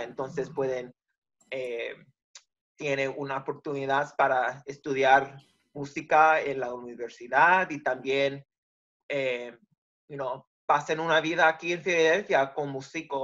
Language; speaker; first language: Spanish; early bilingual, heritage; Spanish